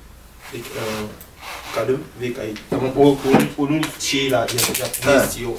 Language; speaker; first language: Turkish; non-native, learner; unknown